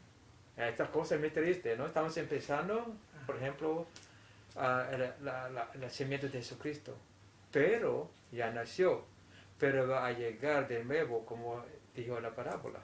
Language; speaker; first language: Spanish; non-native, fluent; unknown